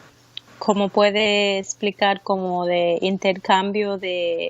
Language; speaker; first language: Spanish; early bilingual, heritage; Spanish